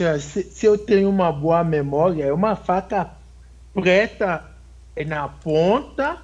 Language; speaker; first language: Portuguese; non-native, fluent; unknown